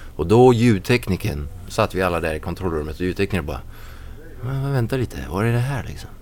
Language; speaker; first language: Swedish; non-native, fluent; French